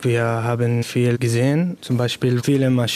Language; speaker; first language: German; non-native, learner; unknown